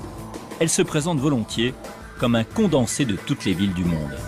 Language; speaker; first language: French; native; French